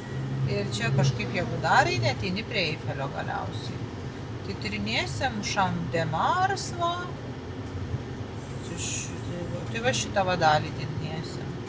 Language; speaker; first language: Lithuanian; native; Lithuanian